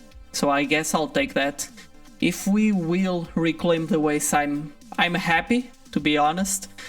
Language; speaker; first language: English; non-native, fluent; Portuguese